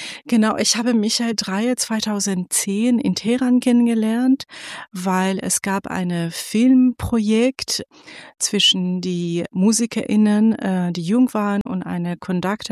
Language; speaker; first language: German; non-native, fluent; Persian